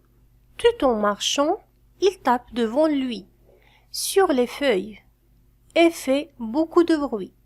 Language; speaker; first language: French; non-native, fluent; Arabic